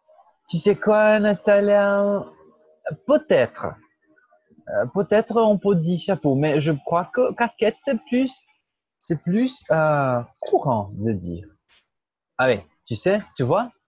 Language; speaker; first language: French; non-native, fluent; Portuguese